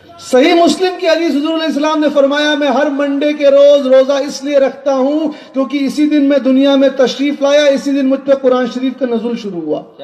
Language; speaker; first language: Urdu; native; Urdu